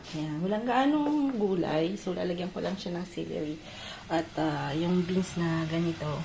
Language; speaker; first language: Filipino; native; Filipino